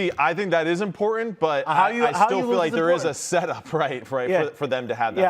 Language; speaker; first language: English; native; English